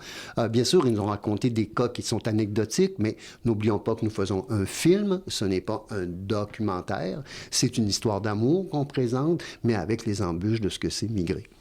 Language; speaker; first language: French; native; French